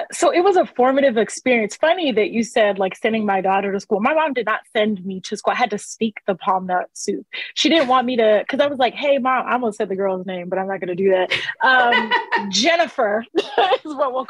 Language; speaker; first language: English; early bilingual, other home language; Akan